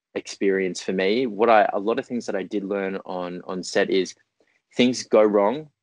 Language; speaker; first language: English; native; English